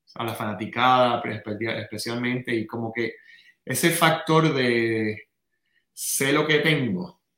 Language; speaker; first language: Spanish; native; Spanish